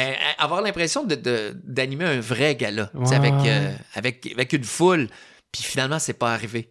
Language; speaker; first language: French; native; French